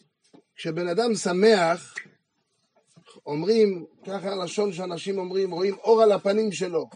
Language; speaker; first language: Hebrew; non-native, fluent; French